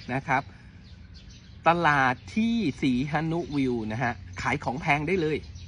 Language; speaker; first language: Thai; native; Thai